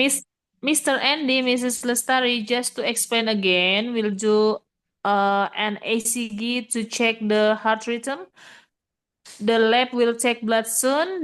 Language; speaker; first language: English; non-native, learner; Indonesian